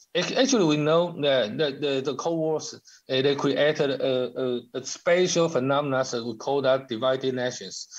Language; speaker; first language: English; non-native, learner; Chinese